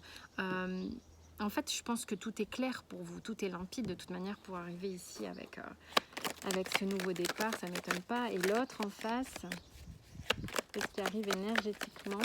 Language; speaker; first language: French; native; French